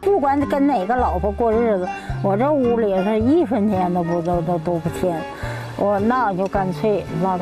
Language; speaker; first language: Chinese; native; Chinese